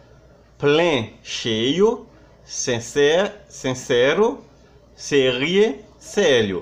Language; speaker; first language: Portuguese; non-native, fluent; Haitian Creole